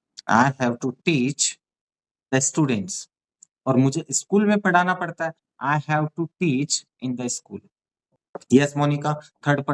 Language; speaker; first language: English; non-native, fluent; Hindi